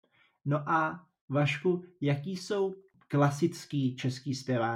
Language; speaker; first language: Czech; non-native, fluent; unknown